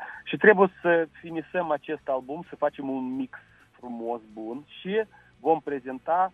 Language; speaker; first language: Romanian; non-native, local second language; Russian